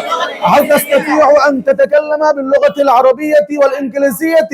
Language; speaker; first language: Arabic; non-native, learner; Bangla